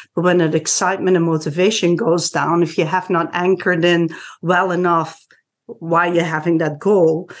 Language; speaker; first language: English; non-native, fluent; Dutch